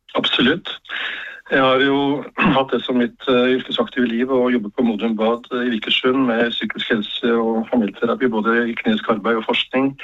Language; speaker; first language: Norwegian; native; Norwegian